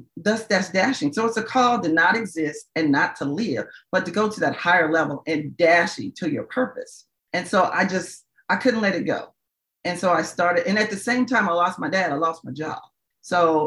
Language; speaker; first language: English; native; English